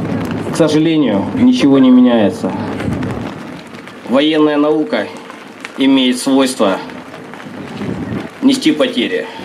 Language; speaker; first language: Russian; native; Russian